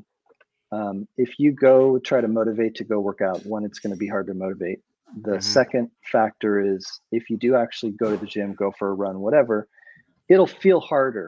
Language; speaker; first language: English; native; English